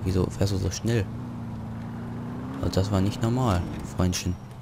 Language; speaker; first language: German; native; German